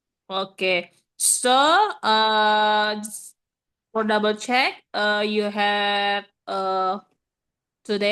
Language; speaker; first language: English; non-native, learner; Indonesian